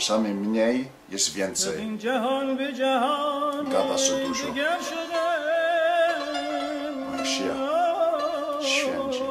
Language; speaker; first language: Polish; early bilingual, heritage; English